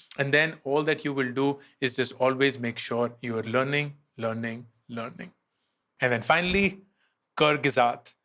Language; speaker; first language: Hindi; native; Hindi